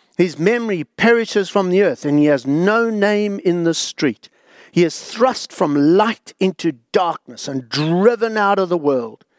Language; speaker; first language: English; native; English